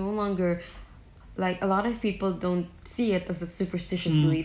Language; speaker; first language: English; non-native, local second language; Cebuano